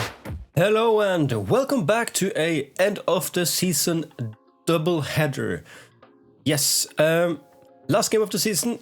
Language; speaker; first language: English; non-native, fluent; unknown